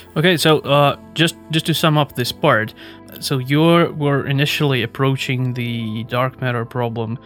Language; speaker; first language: English; non-native, fluent; Russian